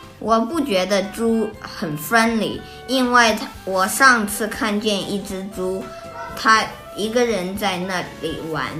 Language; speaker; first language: Chinese; early bilingual, heritage; Chinese